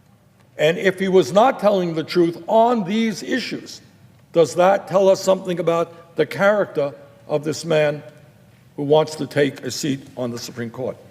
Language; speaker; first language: English; native; English